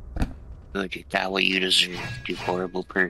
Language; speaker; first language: English; native; English